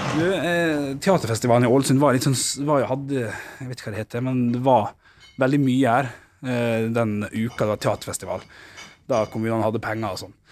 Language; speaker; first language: Norwegian; native; Norwegian